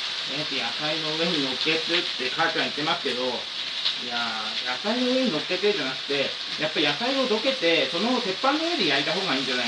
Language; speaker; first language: Japanese; native; Japanese